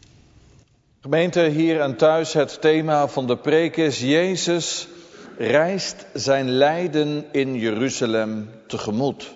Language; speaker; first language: Dutch; native; Dutch